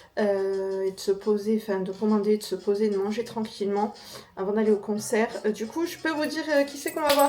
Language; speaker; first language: French; native; French